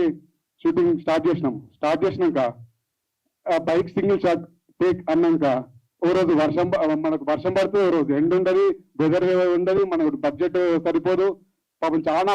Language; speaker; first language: Telugu; native; Telugu